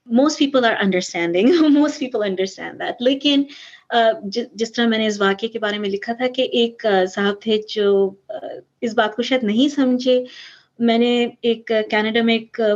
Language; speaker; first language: Urdu; early bilingual, heritage; Urdu